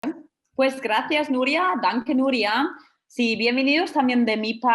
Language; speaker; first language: Spanish; non-native, fluent; German